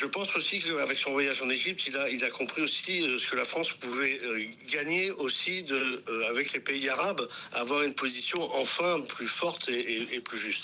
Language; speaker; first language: French; native; French